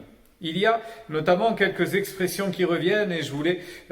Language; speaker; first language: French; native; French